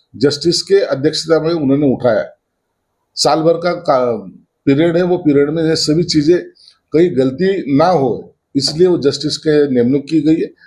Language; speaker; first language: Hindi; non-native, local second language; Marathi